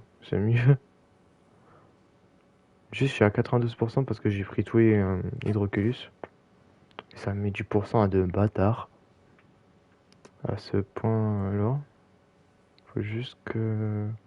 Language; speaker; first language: French; native; French